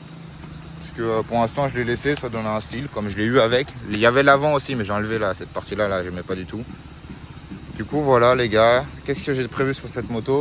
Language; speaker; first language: French; native; French